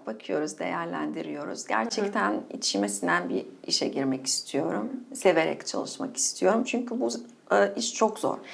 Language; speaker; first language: Turkish; non-native, fluent; Arabic